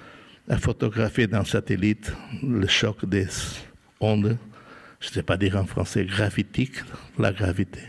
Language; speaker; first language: French; non-native, fluent; Portuguese